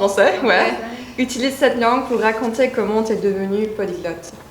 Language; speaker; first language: French; non-native, fluent; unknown